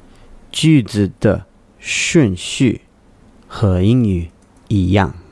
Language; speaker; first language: Chinese; non-native, learner; English